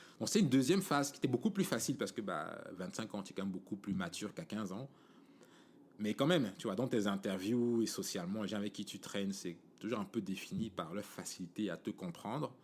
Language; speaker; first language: French; native; French